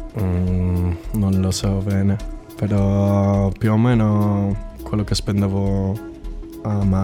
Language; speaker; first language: Italian; non-native, learner; Spanish